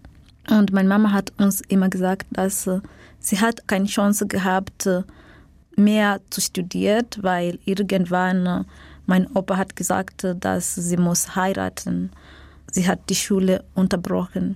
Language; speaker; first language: German; non-native, fluent; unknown